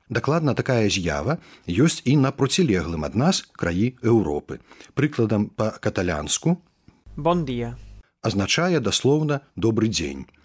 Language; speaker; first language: Belarusian; native; Belarusian